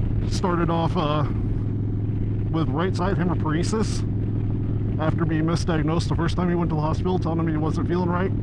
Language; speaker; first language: English; native; English